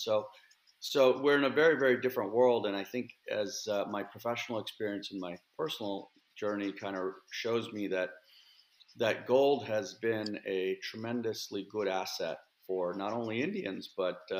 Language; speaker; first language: English; native; English